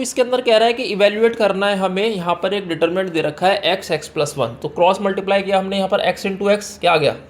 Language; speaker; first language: Hindi; native; Hindi